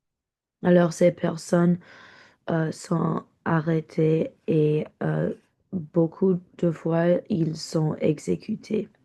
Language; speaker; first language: French; non-native, learner; English